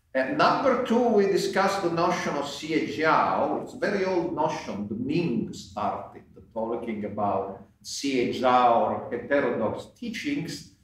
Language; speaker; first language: English; non-native, fluent; Italian